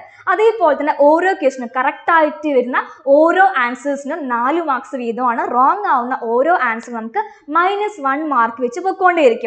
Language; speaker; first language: Malayalam; native; Malayalam